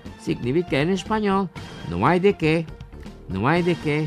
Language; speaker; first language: Spanish; non-native, fluent; Indonesian